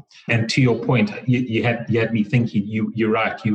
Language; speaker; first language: English; native; English